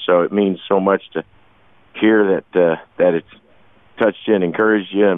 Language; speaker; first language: English; native; English